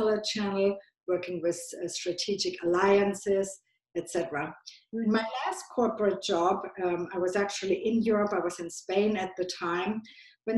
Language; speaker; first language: English; non-native, fluent; German